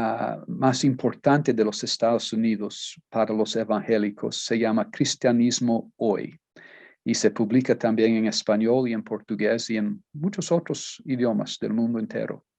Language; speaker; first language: Spanish; non-native, fluent; Portuguese